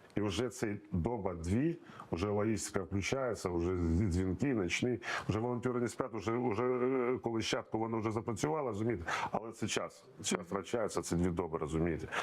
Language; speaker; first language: Ukrainian; non-native, local second language; Russian